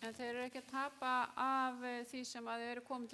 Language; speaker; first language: Icelandic; non-native, fluent; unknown